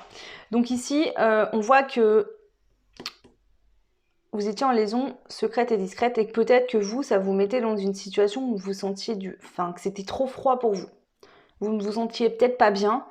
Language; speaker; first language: French; native; French